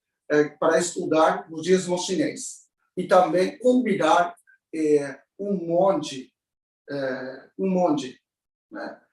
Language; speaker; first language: Portuguese; non-native, learner; Japanese